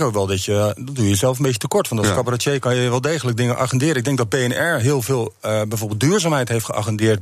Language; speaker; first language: Dutch; native; Dutch